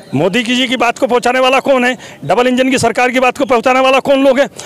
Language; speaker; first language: Hindi; native; Hindi